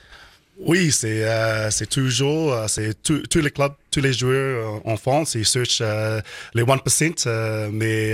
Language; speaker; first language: French; non-native, learner; English